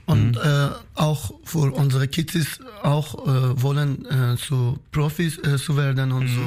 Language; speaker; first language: German; non-native, learner; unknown